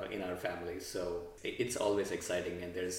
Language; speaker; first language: English; non-native, local second language; Telugu